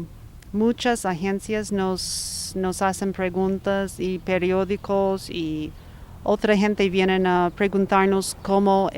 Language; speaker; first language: Spanish; non-native, fluent; English